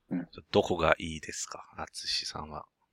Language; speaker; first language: Japanese; non-native, learner; English